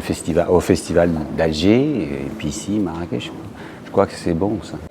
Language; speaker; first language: French; non-native, fluent; English